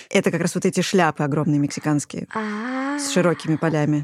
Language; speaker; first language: Russian; native; Russian